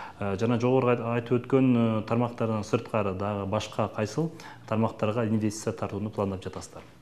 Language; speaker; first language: Kyrgyz; native; Kyrgyz